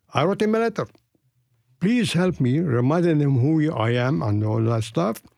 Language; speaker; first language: English; non-native, fluent; Arabic